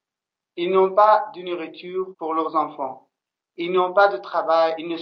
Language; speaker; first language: French; non-native, local second language; Persian